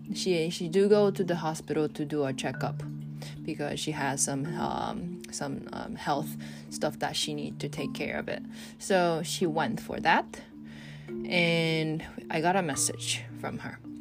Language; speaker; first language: English; non-native, fluent; Japanese